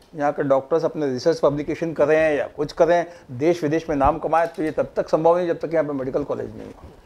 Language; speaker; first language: Hindi; native; Hindi